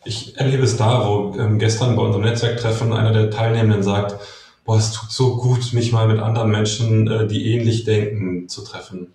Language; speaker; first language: German; native; German